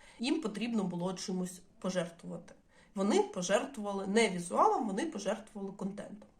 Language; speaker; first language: Ukrainian; non-native, local second language; Russian